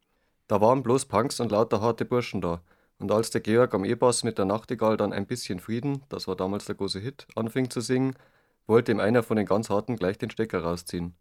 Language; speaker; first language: German; native; German